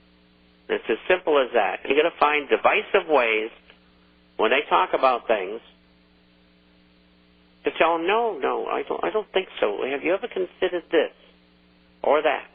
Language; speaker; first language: English; native; English